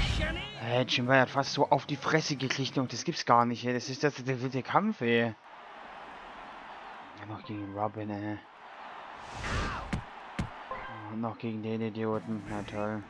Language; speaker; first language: German; native; German